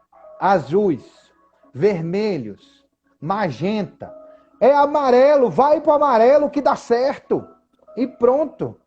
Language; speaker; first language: Portuguese; native; Portuguese